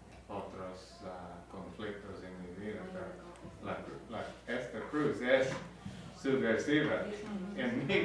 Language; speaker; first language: Spanish; non-native, learner; English